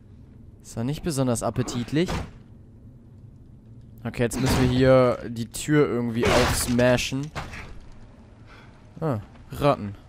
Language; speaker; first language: German; native; German